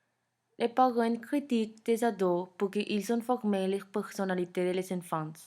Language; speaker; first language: French; non-native, learner; Spanish